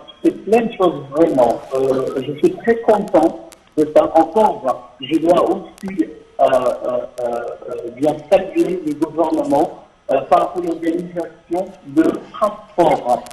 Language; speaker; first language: French; non-native, fluent; Arabic